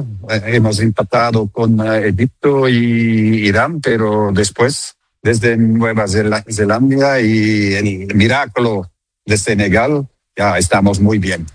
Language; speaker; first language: Spanish; non-native, fluent; Dutch